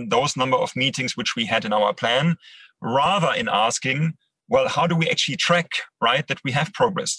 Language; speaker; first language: English; non-native, fluent; German